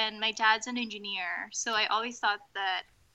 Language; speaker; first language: English; non-native, local second language; Filipino